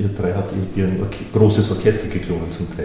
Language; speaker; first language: German; native; German